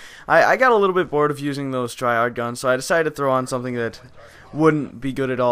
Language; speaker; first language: English; native; English